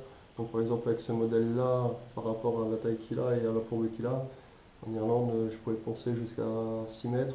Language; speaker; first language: French; native; French